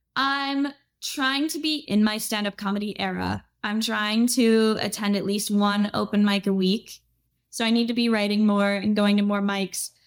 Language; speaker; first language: English; native; English